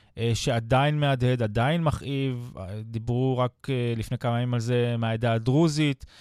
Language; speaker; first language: Hebrew; native; Hebrew